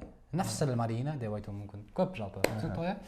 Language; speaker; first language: Arabic; non-native, fluent; Kazakh